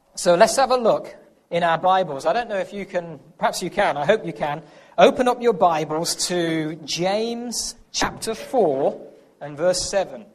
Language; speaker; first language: English; native; English